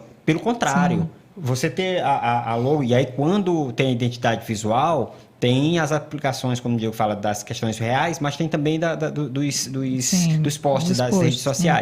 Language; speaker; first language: Portuguese; native; Portuguese